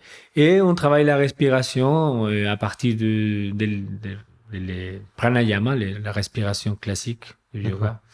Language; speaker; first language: French; non-native, fluent; Spanish